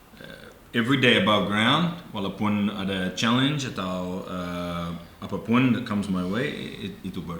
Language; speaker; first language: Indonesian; non-native, learner; English